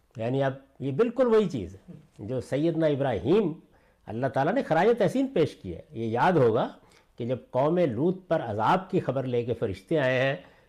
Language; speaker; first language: Urdu; non-native, local second language; Punjabi